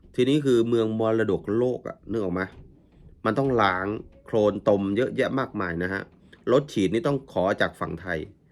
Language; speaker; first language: Thai; native; Thai